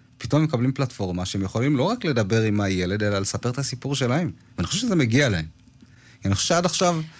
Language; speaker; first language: Hebrew; early bilingual, other home language; Amharic